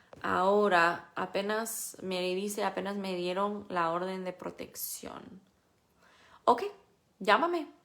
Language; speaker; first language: Spanish; non-native, fluent; English